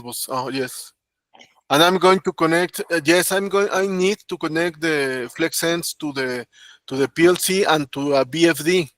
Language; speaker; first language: English; non-native, learner; Spanish